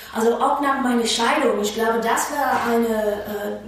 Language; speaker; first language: German; non-native, fluent; English